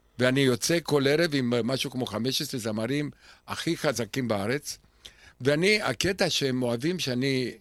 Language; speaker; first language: Hebrew; non-native, fluent; Romanian